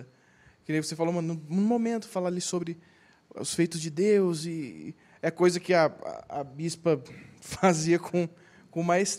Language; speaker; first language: Portuguese; native; Portuguese